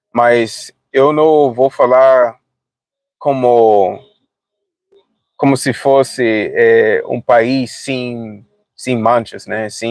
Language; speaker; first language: Portuguese; non-native, fluent; English